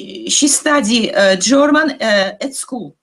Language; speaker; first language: English; non-native, learner; Russian